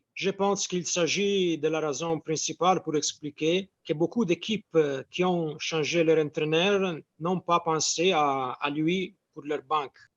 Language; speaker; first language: French; non-native, fluent; Italian